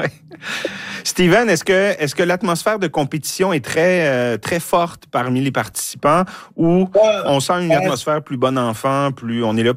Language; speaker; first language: French; native; French